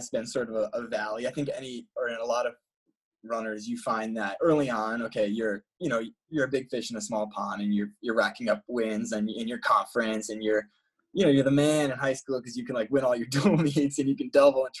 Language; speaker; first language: English; native; English